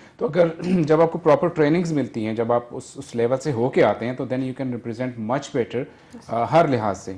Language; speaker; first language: Urdu; non-native, local second language; Northern Hindko